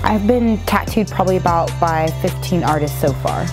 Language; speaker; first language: English; native; English